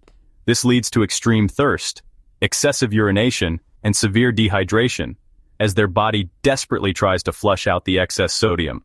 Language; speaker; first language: English; native; English